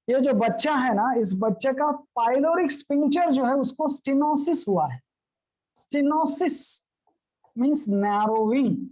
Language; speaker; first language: Hindi; non-native, local second language; Marathi